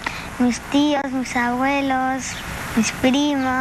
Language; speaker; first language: Spanish; native; Spanish